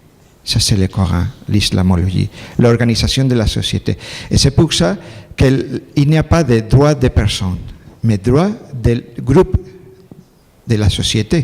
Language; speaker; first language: French; non-native, learner; Spanish